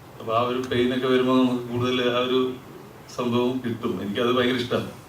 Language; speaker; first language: Malayalam; native; Malayalam